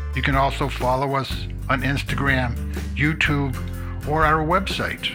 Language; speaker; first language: English; native; English